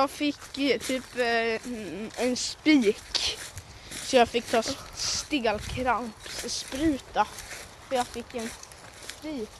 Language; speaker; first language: Swedish; native; Swedish